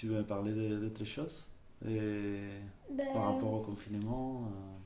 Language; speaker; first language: French; non-native, fluent; Spanish